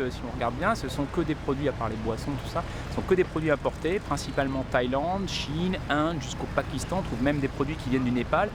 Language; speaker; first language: French; native; French